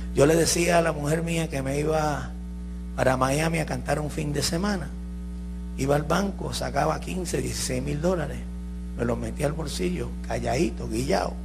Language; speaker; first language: Spanish; early bilingual, heritage; Spanish